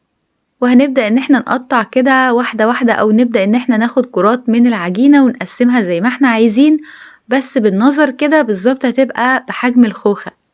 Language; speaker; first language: Arabic; native; Arabic